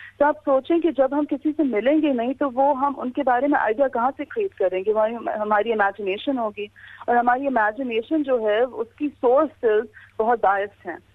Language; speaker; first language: Urdu; native; Urdu